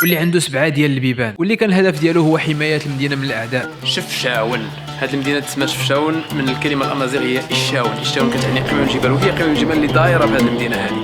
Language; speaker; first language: Arabic; native; Arabic